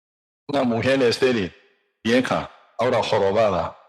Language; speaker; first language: Spanish; non-native, learner; Korean